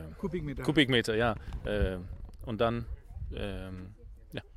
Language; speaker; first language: German; non-native, learner; Danish